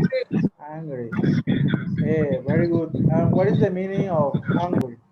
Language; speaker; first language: English; non-native, learner; Spanish